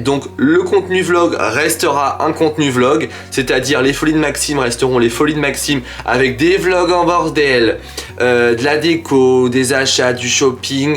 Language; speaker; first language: French; native; French